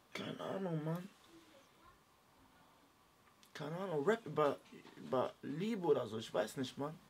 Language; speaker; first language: German; native; German